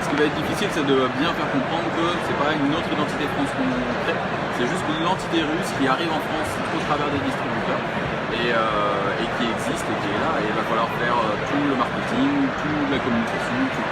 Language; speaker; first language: French; native; French